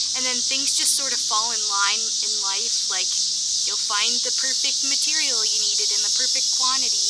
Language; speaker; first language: English; native; English